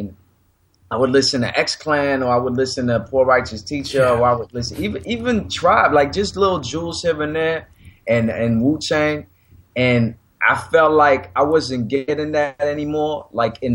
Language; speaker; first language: English; native; English